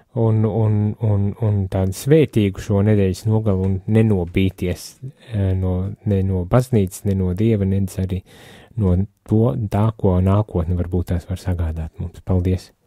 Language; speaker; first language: Latvian; native; Latvian